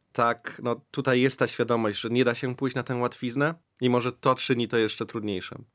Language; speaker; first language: Polish; early bilingual, heritage; Polish